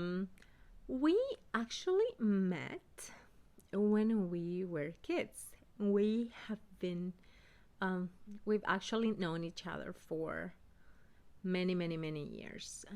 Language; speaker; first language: English; early bilingual, other home language; Spanish